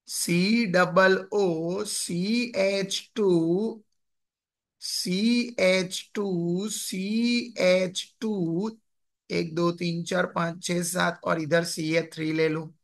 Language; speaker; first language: Hindi; non-native, local second language; Gujarati